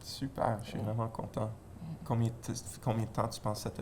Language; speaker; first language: French; native; French